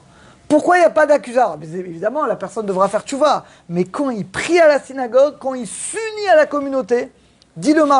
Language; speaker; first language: French; native; French